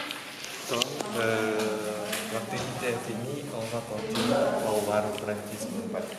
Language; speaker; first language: French; non-native, learner; Indonesian